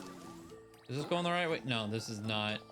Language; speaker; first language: English; native; English